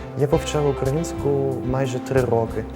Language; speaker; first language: Ukrainian; non-native, fluent; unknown